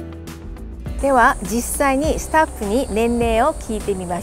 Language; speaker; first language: Japanese; non-native, fluent; Korean